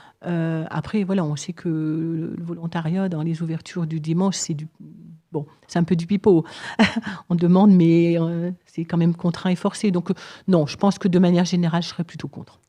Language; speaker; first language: French; native; French